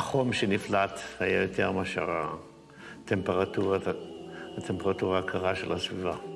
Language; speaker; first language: Hebrew; non-native, fluent; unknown